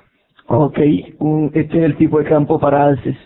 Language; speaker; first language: Spanish; native; Spanish